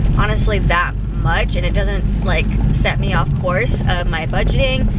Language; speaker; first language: English; native; English